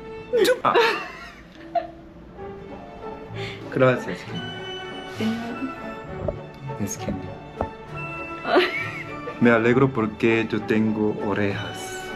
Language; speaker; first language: Spanish; non-native, learner; Korean